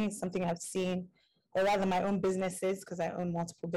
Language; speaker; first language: English; non-native, local second language; Igbo